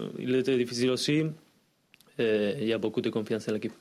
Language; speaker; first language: French; non-native, learner; Spanish